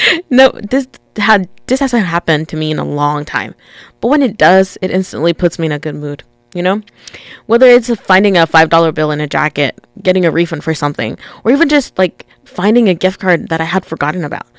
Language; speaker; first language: English; early bilingual, other home language; Spanish